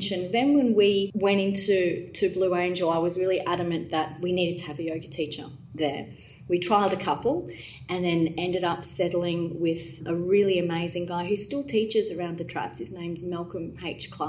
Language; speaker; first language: English; native; English